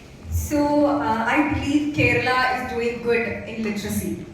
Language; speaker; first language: English; non-native, local second language; Malayalam